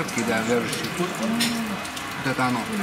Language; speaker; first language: Russian; native; Russian